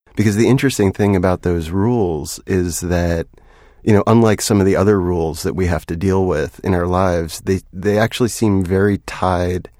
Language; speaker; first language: English; native; English